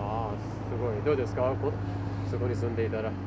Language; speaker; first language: Japanese; non-native, fluent; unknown